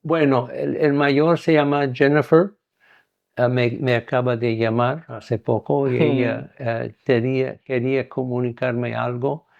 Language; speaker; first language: Spanish; non-native, fluent; English